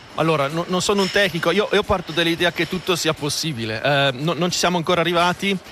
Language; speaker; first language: Italian; native; Italian